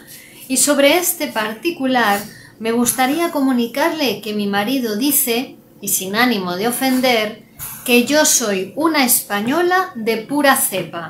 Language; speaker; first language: Spanish; native; Spanish